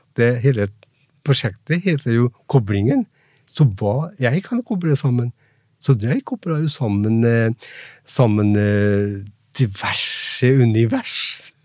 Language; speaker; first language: Norwegian; non-native, fluent; Punjabi